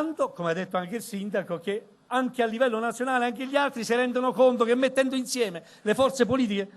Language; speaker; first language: Italian; native; Italian